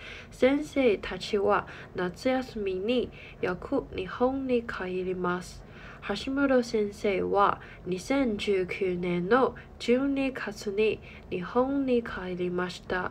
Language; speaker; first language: Japanese; non-native, learner; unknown